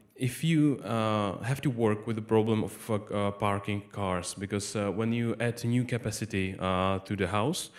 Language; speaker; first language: English; non-native, fluent; Czech